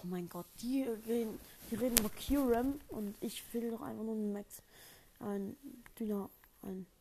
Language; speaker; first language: German; native; German